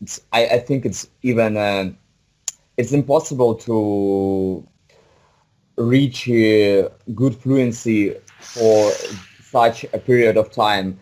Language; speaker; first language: English; non-native, fluent; Russian